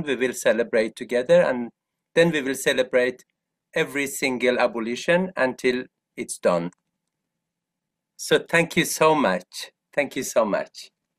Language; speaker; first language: English; non-native, fluent; Persian